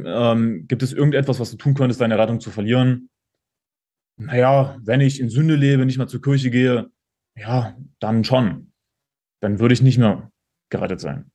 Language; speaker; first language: German; native; German